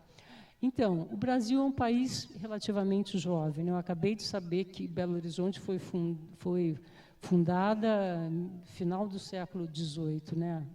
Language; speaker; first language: Portuguese; native; Portuguese